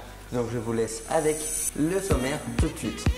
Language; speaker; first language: French; native; French